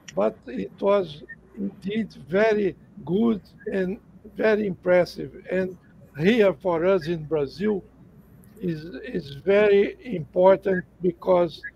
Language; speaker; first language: English; non-native, fluent; Portuguese